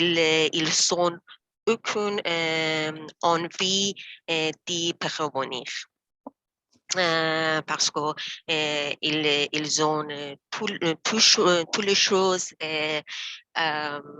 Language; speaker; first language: French; non-native, learner; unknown